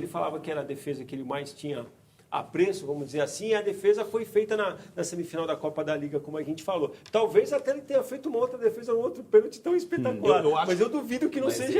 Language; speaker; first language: Portuguese; native; Portuguese